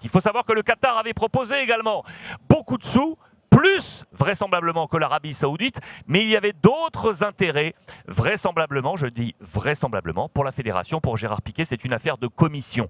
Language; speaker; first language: French; native; French